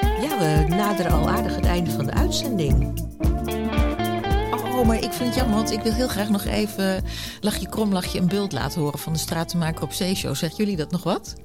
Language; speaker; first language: Dutch; native; Dutch